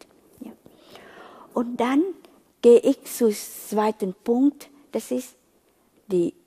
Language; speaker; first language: German; non-native, fluent; Vietnamese